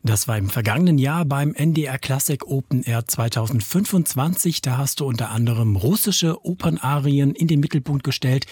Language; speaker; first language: German; native; German